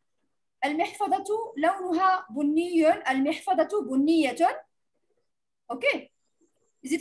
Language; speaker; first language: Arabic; non-native, fluent; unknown